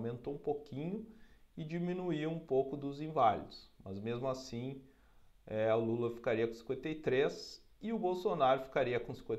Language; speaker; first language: Portuguese; native; Portuguese